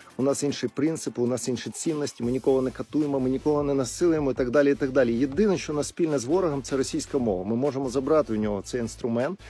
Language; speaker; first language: Ukrainian; non-native, local second language; Russian